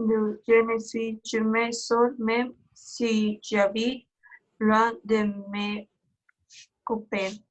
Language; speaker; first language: French; non-native, learner; Spanish